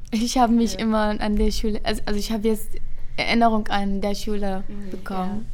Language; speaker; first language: German; non-native, fluent; Arabic